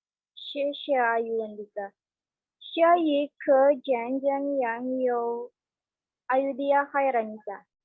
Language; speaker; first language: Chinese; non-native, learner; Indonesian